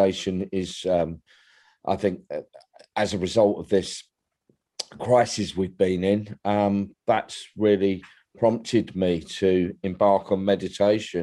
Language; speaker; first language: English; native; English